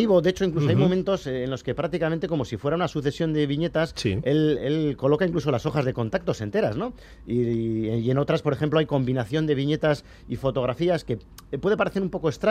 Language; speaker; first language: Spanish; native; Spanish